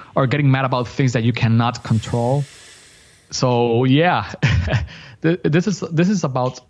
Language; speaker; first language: English; non-native, fluent; Spanish